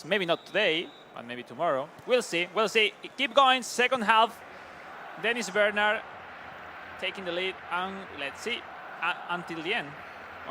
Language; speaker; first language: English; non-native, fluent; Spanish